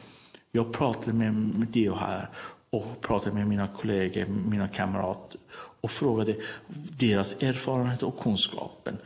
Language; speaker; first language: Swedish; non-native, learner; Persian